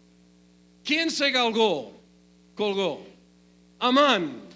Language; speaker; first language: Spanish; non-native, fluent; English